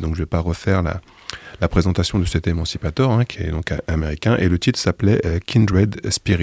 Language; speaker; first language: French; native; French